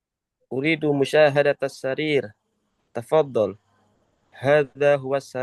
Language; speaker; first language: Arabic; non-native, learner; Indonesian